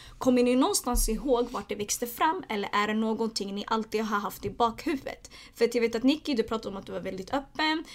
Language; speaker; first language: Swedish; early bilingual, other home language; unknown